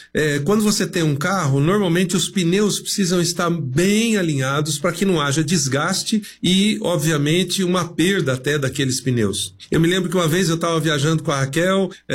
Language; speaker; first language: Portuguese; native; Portuguese